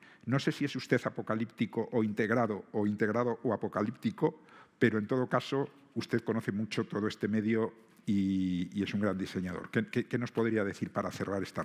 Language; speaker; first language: Spanish; native; Spanish